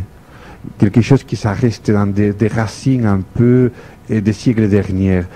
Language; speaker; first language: French; non-native, fluent; Spanish